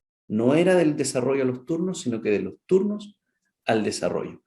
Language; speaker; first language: Spanish; native; Spanish